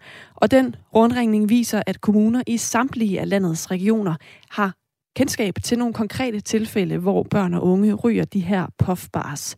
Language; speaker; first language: Danish; native; Danish